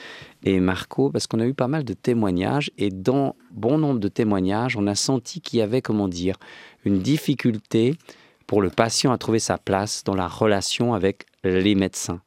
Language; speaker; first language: French; native; French